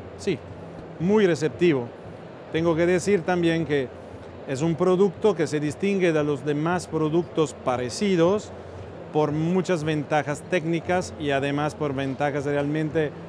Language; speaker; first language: Spanish; non-native, fluent; Italian